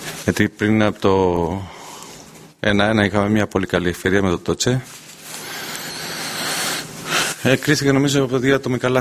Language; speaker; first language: Greek; non-native, fluent; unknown